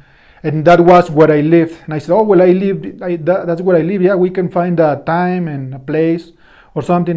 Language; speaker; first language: English; non-native, fluent; Spanish